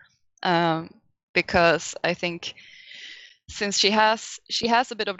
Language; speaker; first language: English; non-native, fluent; Swedish